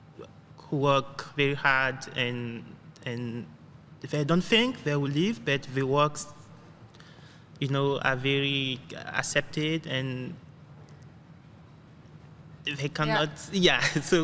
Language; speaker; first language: English; non-native, learner; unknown